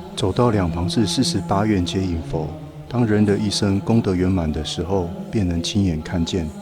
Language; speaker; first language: Chinese; native; Chinese